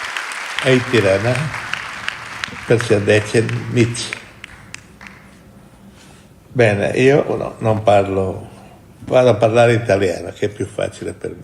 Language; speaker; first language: Italian; non-native, fluent; Portuguese